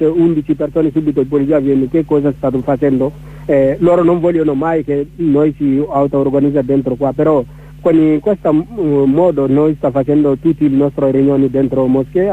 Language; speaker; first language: Italian; non-native, learner; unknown